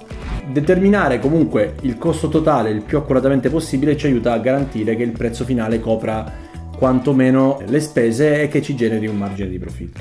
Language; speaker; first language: Italian; native; Italian